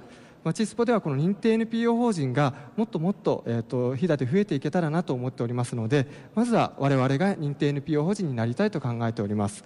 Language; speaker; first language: Japanese; native; Japanese